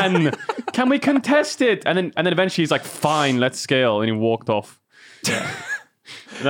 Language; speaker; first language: English; native; English